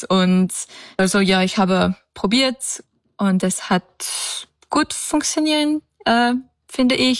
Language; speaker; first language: German; non-native, learner; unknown